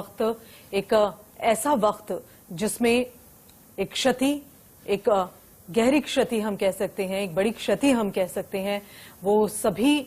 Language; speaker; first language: Hindi; native; Hindi